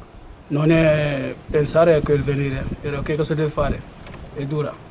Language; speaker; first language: Italian; non-native, learner; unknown